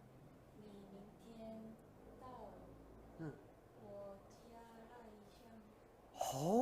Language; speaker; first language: Chinese; non-native, learner; Korean